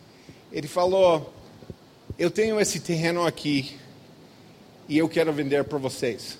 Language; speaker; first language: Portuguese; non-native, fluent; English